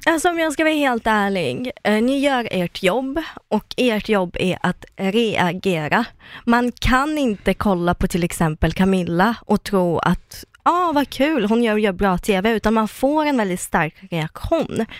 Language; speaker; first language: Swedish; non-native, fluent; Russian